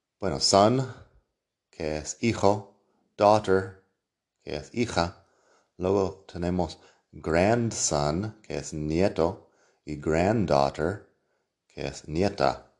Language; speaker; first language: Spanish; non-native, fluent; English